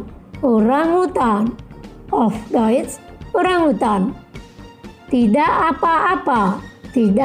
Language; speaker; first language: German; non-native, learner; Indonesian